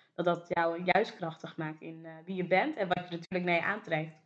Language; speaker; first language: Dutch; native; Dutch